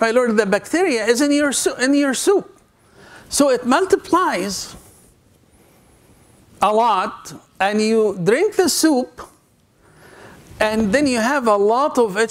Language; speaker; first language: English; non-native, fluent; Arabic